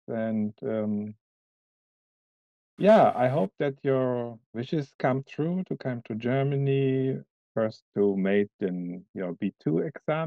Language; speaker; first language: English; non-native, fluent; German